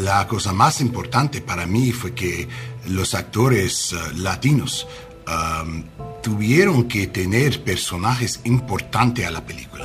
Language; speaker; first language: Spanish; non-native, learner; English